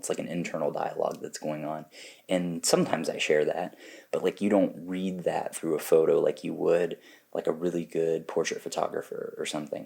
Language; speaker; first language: English; native; English